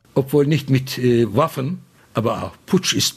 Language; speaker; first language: German; non-native, fluent; Turkish